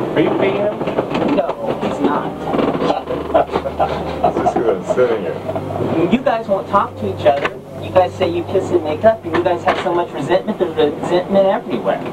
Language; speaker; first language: English; native; English